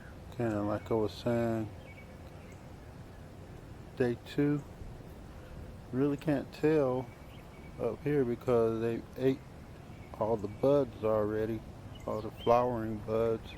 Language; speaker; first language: English; native; English